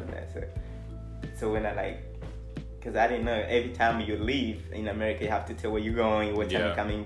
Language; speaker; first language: English; early bilingual, other home language; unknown